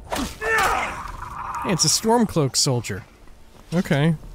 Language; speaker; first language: English; native; English